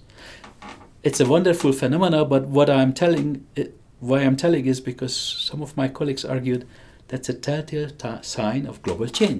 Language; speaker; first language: English; non-native, fluent; Hungarian